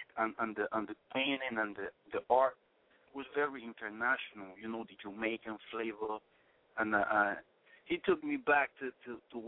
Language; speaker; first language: English; non-native, fluent; Spanish